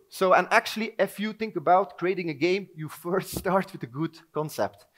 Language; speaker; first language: English; non-native, fluent; Dutch